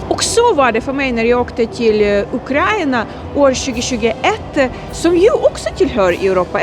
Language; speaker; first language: Swedish; non-native, fluent; Ukrainian